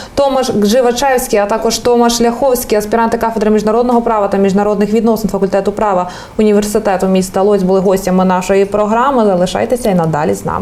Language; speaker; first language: Ukrainian; native; Ukrainian